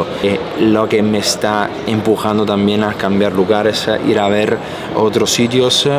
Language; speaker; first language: Spanish; non-native, fluent; Italian